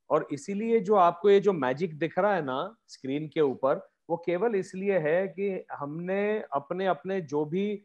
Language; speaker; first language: Hindi; non-native, local second language; Marathi